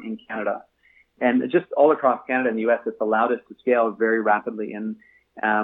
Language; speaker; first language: English; native; English